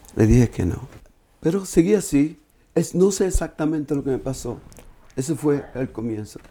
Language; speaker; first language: Spanish; native; Spanish